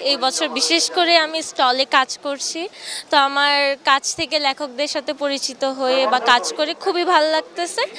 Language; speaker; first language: Bangla; non-native, local second language; Chakma